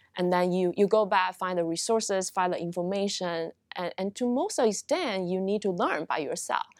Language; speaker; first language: English; non-native, fluent; Chinese